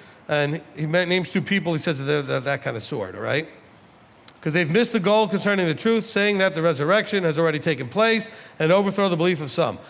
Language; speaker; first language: English; native; English